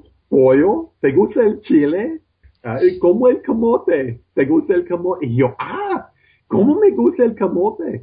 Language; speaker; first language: Spanish; non-native, fluent; English